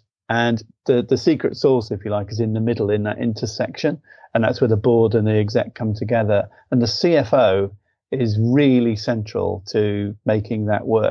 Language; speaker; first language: English; native; English